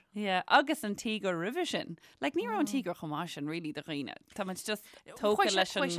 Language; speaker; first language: Irish; non-native, local second language; English